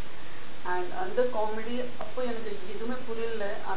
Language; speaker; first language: Tamil; non-native, learner; Gujarati